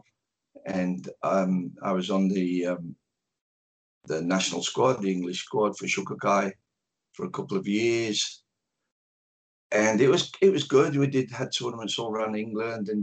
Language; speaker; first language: English; native; English